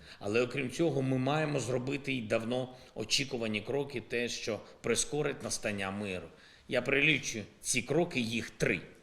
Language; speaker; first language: Ukrainian; non-native, local second language; Russian